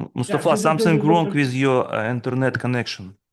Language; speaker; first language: English; non-native, fluent; Russian